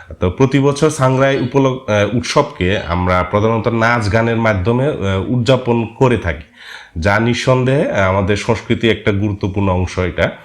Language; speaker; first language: Bangla; non-native, local second language; Marma